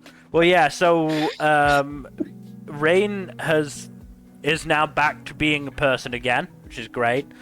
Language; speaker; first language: English; native; English